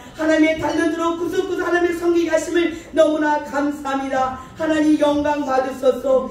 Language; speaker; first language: Korean; native; Korean